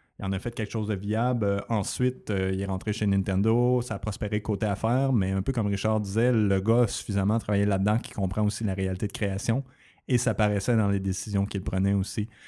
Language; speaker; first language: French; native; French